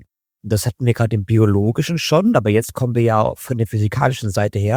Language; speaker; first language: German; native; German